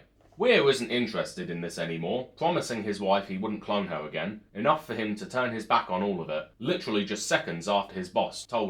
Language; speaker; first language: English; native; English